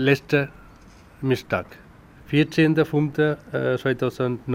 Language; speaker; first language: German; non-native, learner; Tamil